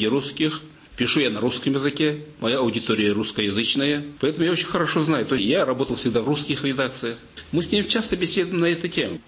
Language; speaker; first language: Russian; non-native, local second language; Kazakh